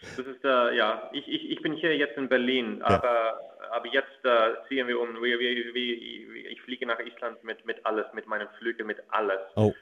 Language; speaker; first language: German; non-native, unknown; Icelandic